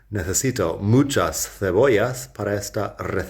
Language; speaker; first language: Spanish; non-native, fluent; English